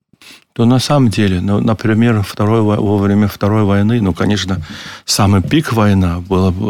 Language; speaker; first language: Russian; non-native, learner; Chinese